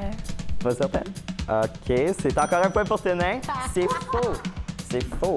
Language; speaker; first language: French; native; French